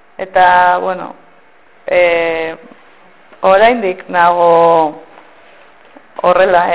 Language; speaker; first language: Basque; non-native, local second language; Spanish